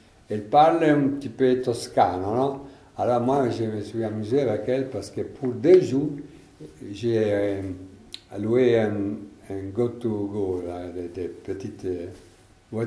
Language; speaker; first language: French; non-native, learner; Italian